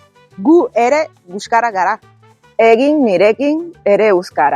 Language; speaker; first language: Basque; non-native, fluent; Spanish